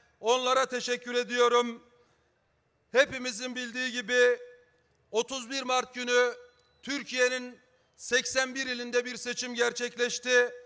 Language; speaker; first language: Turkish; native; Turkish